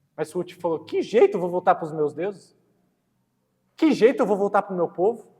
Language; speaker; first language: Portuguese; native; Portuguese